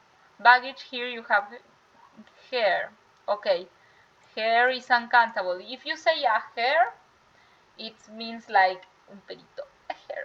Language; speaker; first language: English; non-native, fluent; Spanish